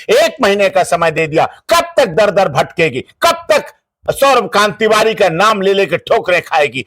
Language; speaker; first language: Hindi; native; Hindi